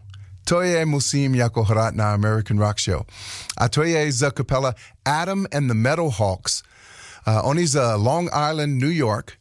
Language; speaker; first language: Czech; non-native, learner; English